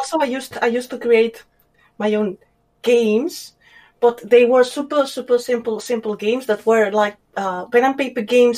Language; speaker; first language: English; non-native, fluent; Spanish